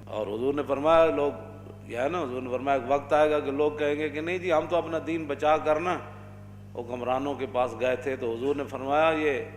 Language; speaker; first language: Urdu; non-native, local second language; Punjabi